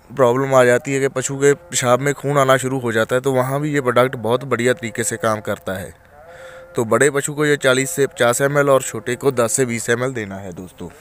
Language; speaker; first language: Hindi; native; Hindi